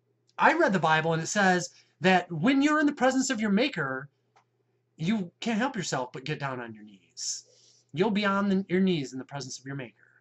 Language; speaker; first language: English; native; English